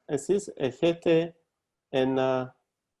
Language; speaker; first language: Greek; non-native, learner; English